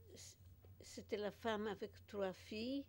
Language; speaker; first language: French; non-native, fluent; Polish